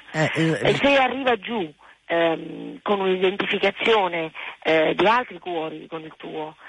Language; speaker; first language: Italian; native; Italian